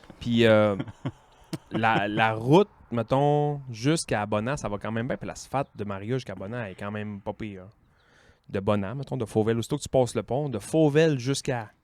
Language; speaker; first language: French; native; French